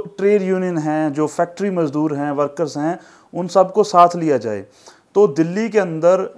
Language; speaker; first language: Hindi; non-native, local second language; Punjabi